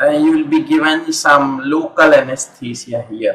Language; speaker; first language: English; non-native, local second language; Hindi